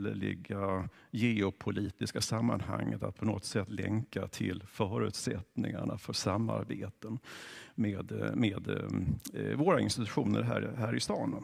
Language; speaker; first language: Swedish; native; Swedish